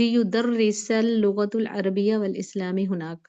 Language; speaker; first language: Arabic; non-native, learner; Urdu